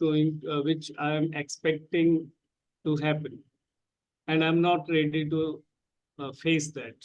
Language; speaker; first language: English; non-native, local second language; Hindi